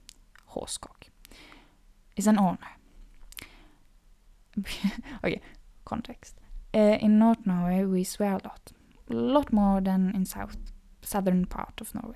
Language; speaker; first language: English; non-native, fluent; Norwegian